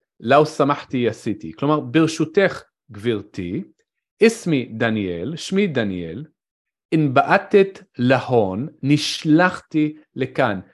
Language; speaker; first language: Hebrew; native; Hebrew